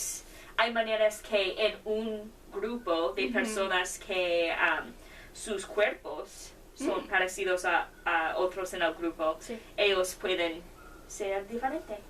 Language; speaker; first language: Spanish; non-native, learner; English